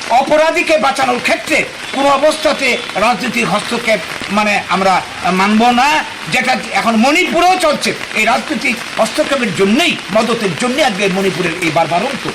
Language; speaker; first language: Bangla; native; Bangla